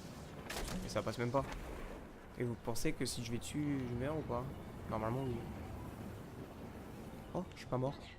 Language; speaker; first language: French; native; French